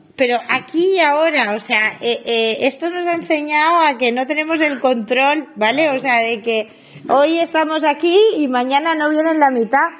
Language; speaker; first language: Spanish; native; Spanish